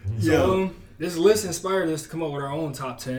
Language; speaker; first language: English; native; English